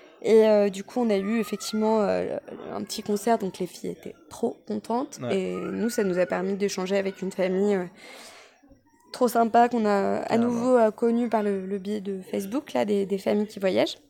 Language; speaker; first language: French; native; French